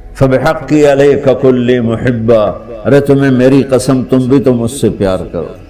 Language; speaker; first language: Urdu; non-native, local second language; Punjabi